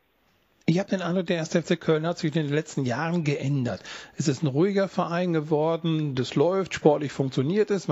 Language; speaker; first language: German; native; German